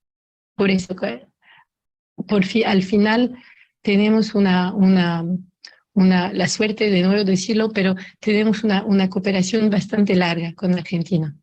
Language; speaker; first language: Spanish; non-native, fluent; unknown